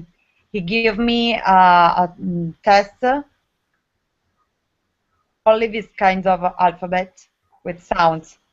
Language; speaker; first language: English; non-native, learner; Italian